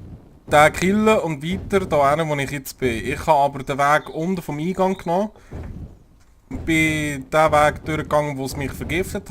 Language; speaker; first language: German; native; German